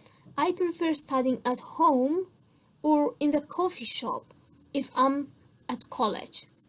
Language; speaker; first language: English; non-native, fluent; Central Kurdish